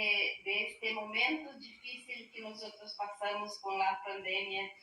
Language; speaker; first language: Spanish; non-native, learner; Portuguese